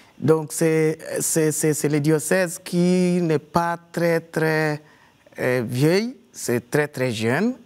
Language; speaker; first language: French; non-native, fluent; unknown